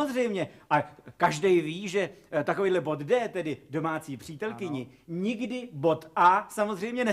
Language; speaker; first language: Czech; native; Czech